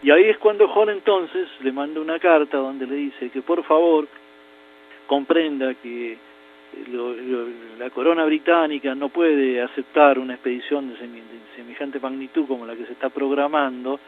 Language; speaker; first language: Spanish; native; Spanish